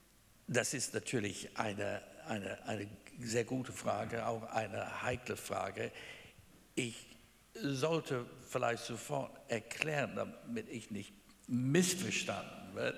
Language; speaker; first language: German; non-native, fluent; English